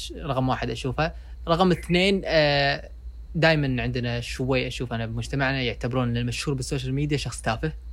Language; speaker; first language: Arabic; native; Arabic